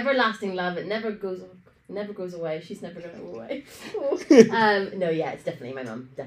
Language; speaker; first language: English; early bilingual, other home language; Arabic